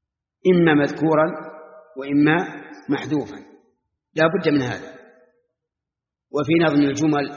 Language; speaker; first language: Arabic; native; Arabic